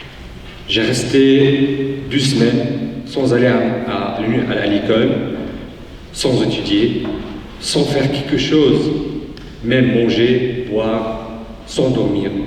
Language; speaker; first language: French; non-native, fluent; Arabic